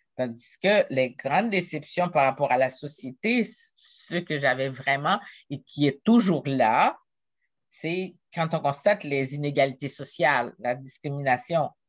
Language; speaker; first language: French; non-native, local second language; Haitian Creole